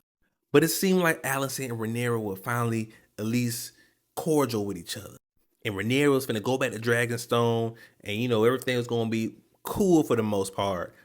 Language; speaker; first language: English; native; English